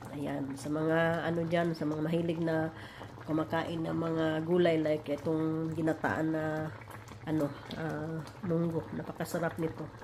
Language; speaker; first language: Filipino; non-native, local second language; Cebuano